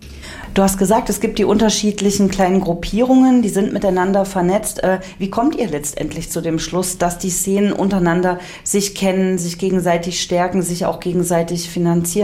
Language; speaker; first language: German; native; German